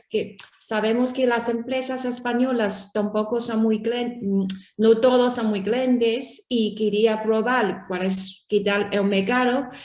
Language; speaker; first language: Spanish; non-native, learner; Chinese